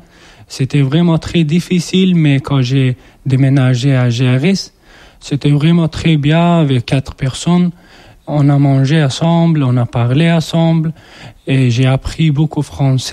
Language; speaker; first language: French; non-native, learner; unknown